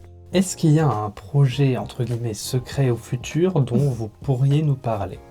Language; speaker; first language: French; native; French